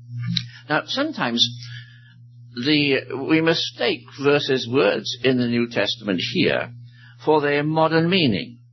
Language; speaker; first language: English; native; English